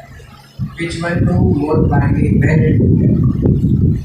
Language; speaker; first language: English; non-native, learner; Hindi